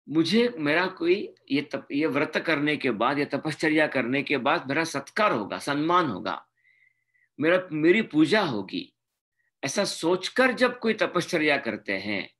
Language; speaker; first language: Hindi; non-native, local second language; Marathi